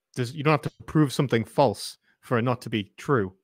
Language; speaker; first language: English; native; English